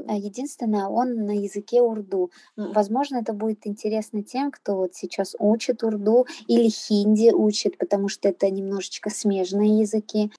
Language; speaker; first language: Russian; native; Russian